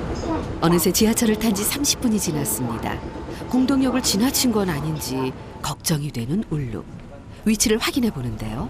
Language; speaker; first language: Korean; native; Korean